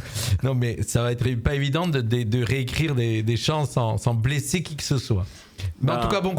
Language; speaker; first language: French; native; French